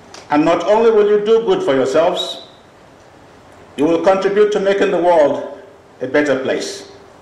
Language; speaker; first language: English; non-native, local second language; Igbo